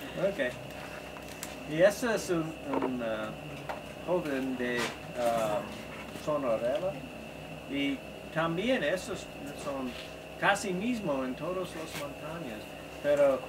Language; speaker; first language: Spanish; non-native, learner; English